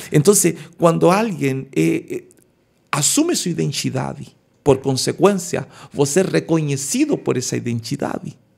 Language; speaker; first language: Portuguese; non-native, learner; Spanish